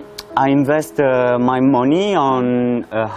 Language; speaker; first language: English; non-native, fluent; French